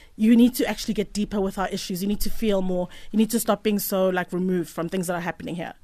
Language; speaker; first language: English; native; English